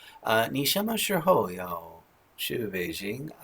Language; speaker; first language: Chinese; non-native, learner; English